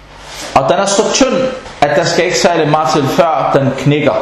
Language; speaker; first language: Danish; early bilingual, other home language; Arabic